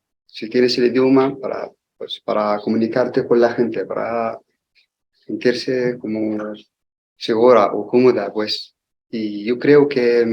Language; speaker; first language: Spanish; non-native, learner; Arabic